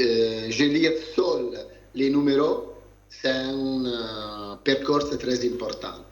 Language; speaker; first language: French; non-native, learner; Italian